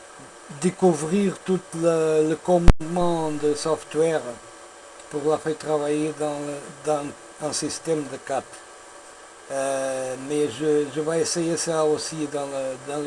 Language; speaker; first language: French; non-native, learner; Portuguese